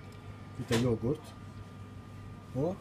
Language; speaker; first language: Swedish; non-native, learner; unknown